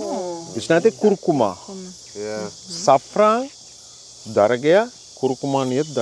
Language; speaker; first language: Russian; non-native, learner; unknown